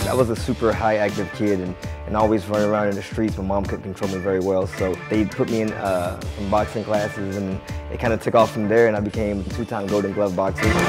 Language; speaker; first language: English; native; English